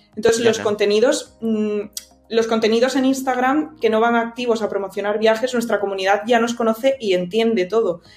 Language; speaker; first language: Spanish; native; Spanish